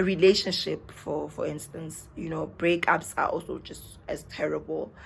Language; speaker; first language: English; non-native, local second language; Zulu